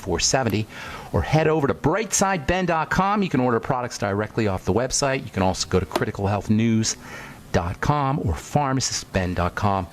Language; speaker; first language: English; native; English